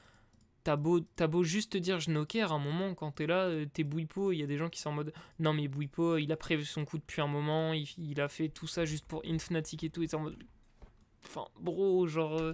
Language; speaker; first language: French; native; French